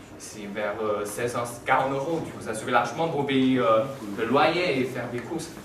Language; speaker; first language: French; non-native, fluent; Chinese